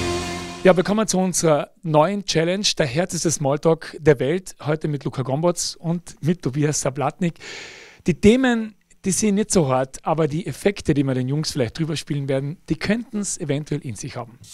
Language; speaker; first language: German; native; German